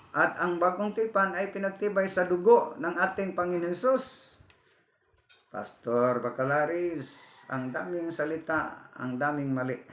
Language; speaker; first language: Filipino; non-native, local second language; Cebuano